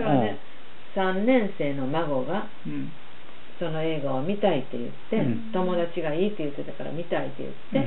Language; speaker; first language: Japanese; native; Japanese